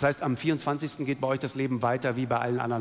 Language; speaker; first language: German; native; German